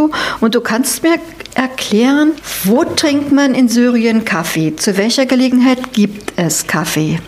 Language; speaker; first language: German; native; German